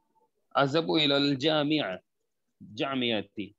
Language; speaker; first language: Arabic; non-native, learner; Urdu